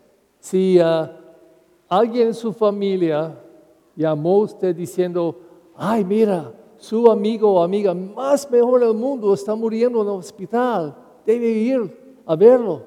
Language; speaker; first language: Spanish; non-native, learner; English